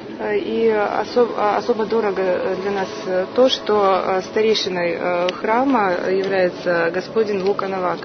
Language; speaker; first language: Russian; native; Russian